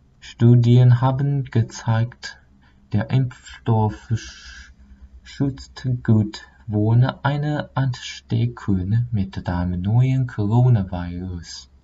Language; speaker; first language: German; non-native, learner; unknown